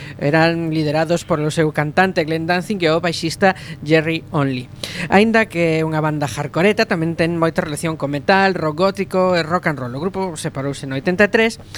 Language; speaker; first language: Galician; non-native, local second language; Spanish